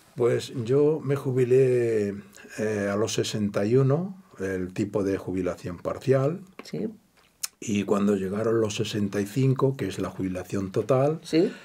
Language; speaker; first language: Spanish; native; Spanish